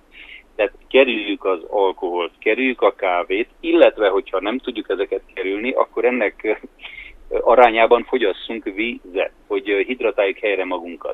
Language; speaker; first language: Hungarian; native; Hungarian